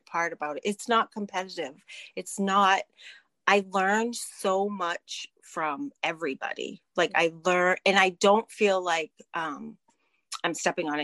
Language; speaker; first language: English; native; English